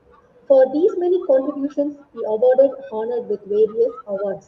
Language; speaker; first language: English; non-native, local second language; Tamil